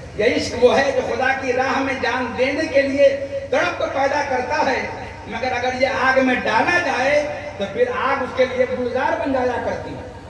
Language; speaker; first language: Urdu; native; Urdu